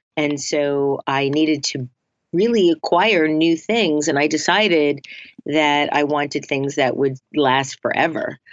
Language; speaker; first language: English; native; English